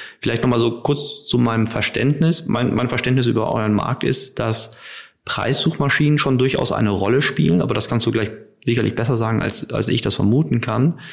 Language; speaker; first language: German; native; German